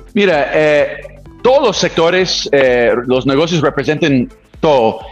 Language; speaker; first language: Spanish; non-native, fluent; English